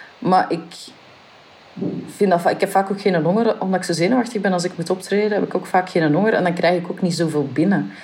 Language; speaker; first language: Dutch; native; Dutch